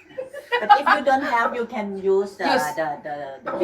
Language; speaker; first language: English; non-native, fluent; Thai